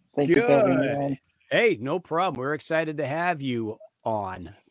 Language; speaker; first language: English; native; English